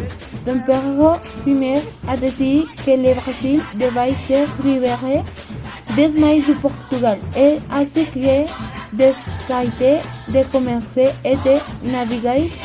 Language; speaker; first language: French; non-native, learner; Spanish